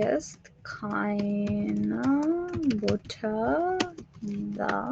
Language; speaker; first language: German; non-native, learner; Urdu